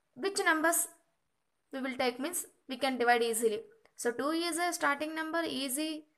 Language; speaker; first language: English; non-native, local second language; Kannada